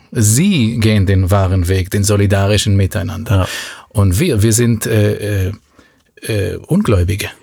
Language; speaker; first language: German; non-native, fluent; Hebrew